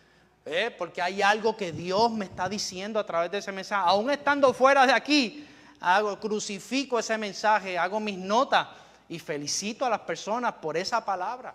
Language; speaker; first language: Spanish; native; Spanish